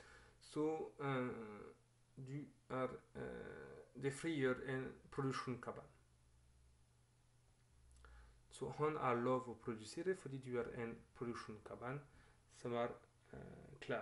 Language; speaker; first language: Norwegian; non-native, learner; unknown